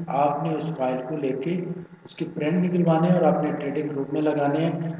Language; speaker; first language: Urdu; non-native, local second language; Punjabi